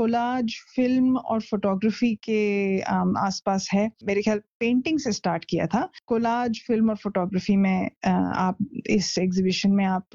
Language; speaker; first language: Hindi; non-native, local second language; Punjabi